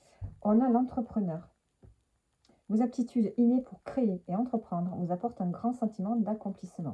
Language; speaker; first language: French; native; French